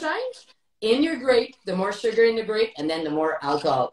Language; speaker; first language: English; non-native, fluent; French